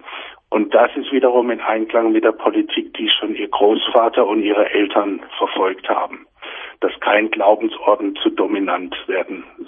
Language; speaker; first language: German; native; German